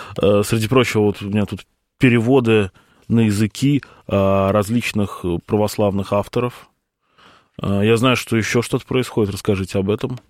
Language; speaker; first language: Russian; native; Russian